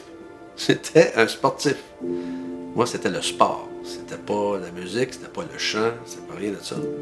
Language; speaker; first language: French; native; French